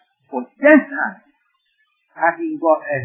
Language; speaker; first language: German; non-native, fluent; English